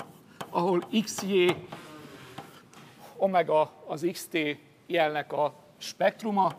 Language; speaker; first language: Hungarian; native; Hungarian